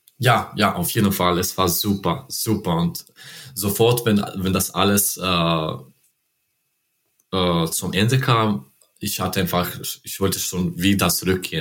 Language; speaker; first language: German; non-native, learner; Serbian